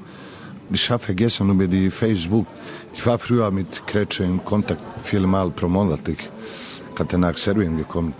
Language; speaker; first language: German; non-native, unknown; Serbian